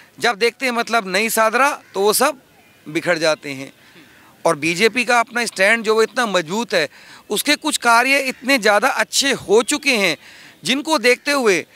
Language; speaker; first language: Hindi; native; Hindi